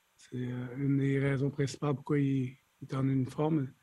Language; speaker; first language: French; native; French